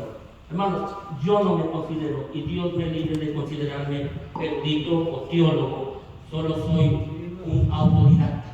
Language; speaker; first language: Spanish; native; Spanish